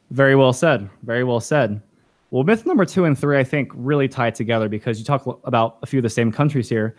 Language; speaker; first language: English; native; English